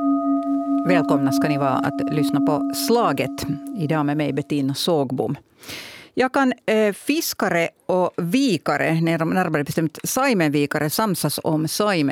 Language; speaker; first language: Swedish; native; Swedish